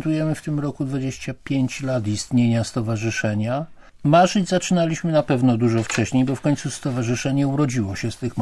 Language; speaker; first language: Polish; native; Polish